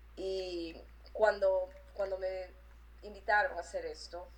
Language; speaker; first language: Spanish; native; Spanish